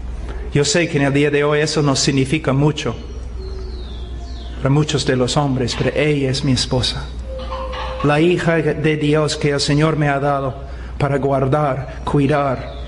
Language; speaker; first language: Spanish; non-native, fluent; English